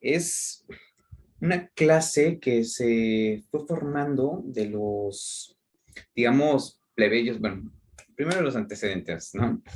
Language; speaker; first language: Spanish; native; Spanish